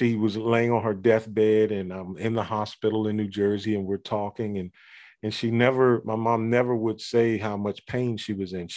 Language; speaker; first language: English; native; English